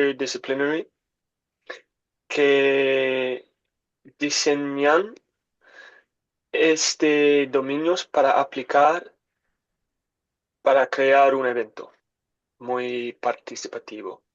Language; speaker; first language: Spanish; non-native, learner; English